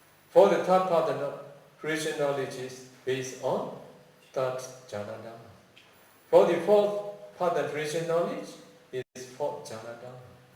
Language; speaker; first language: English; non-native, fluent; Burmese